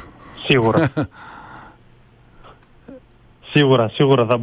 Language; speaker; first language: Greek; early bilingual, other home language; Bulgarian